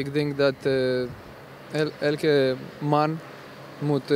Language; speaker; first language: Dutch; non-native, learner; Ukrainian